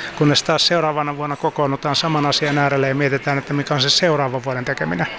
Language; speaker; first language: Finnish; native; Finnish